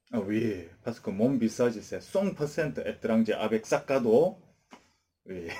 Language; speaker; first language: French; non-native, learner; Korean